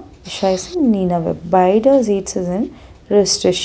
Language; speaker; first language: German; non-native, fluent; Hindi